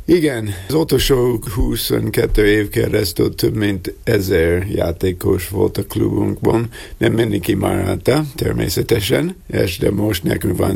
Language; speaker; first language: Hungarian; non-native, learner; English